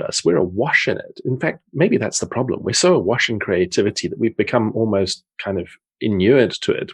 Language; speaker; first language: English; native; English